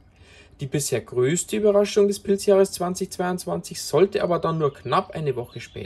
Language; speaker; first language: German; native; German